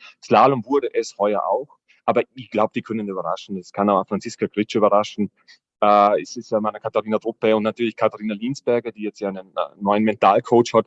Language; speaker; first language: German; native; German